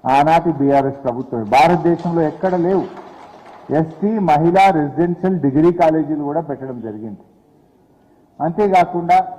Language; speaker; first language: Telugu; native; Telugu